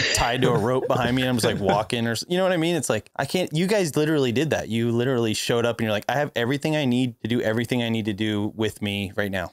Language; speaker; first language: English; native; English